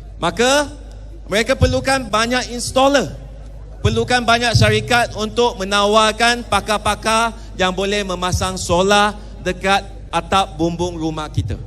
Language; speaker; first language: Malay; non-native, local second language; Chinese